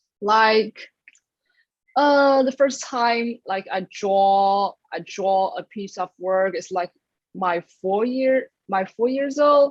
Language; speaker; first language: English; non-native, learner; Chinese